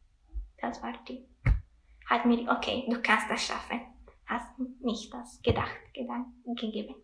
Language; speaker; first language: German; non-native, learner; Italian